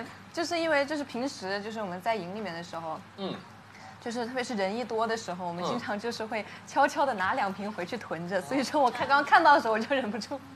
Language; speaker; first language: Chinese; native; Chinese